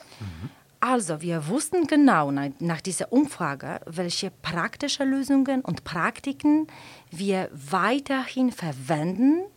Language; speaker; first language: German; non-native, fluent; Polish